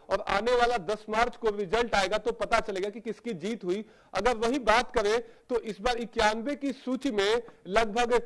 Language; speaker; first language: Hindi; native; Hindi